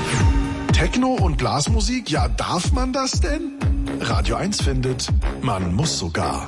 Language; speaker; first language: German; native; German